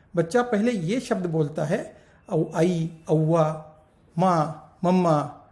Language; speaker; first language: Hindi; non-native, local second language; Marathi